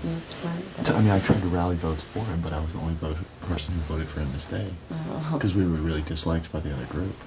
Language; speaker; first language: English; native; English